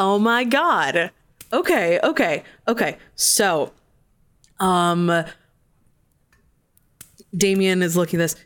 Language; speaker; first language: English; native; English